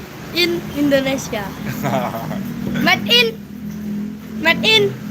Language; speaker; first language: English; non-native, learner; Indonesian